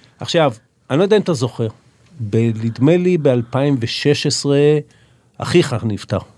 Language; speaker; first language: Hebrew; native; Hebrew